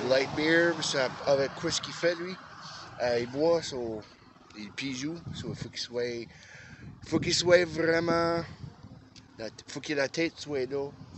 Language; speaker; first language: French; native; French